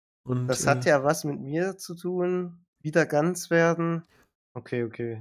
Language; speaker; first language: German; native; German